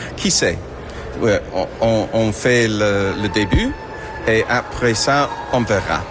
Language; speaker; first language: French; non-native, fluent; English